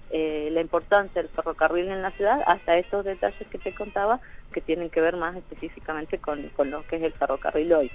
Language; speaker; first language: Spanish; native; Spanish